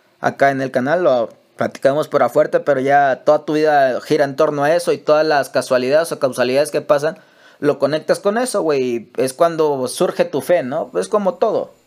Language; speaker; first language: Spanish; native; Spanish